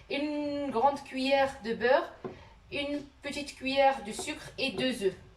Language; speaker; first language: French; non-native, local second language; Arabic